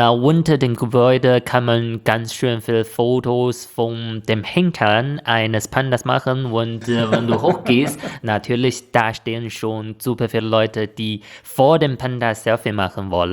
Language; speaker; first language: German; non-native, fluent; Chinese